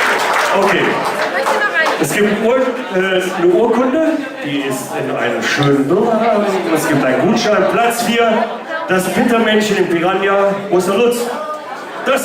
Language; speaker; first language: German; native; German